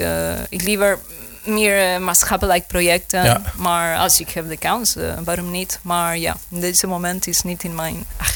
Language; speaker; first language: Dutch; non-native, learner; Spanish